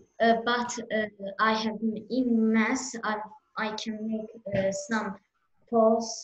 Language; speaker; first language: English; non-native, learner; Azerbaijani